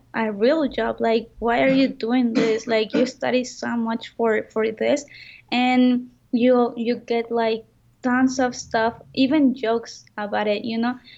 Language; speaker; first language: English; non-native, fluent; Spanish